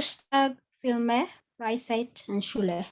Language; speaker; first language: German; non-native, learner; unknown